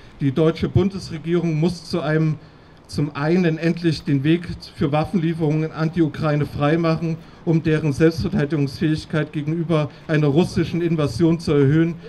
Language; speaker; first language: German; native; German